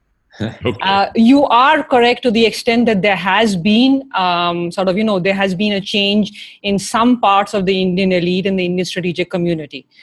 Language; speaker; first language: English; non-native, local second language; Hindi